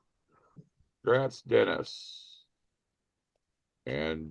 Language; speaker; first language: English; native; English